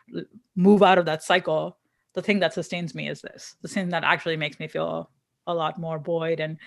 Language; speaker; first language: English; non-native, local second language; Hindi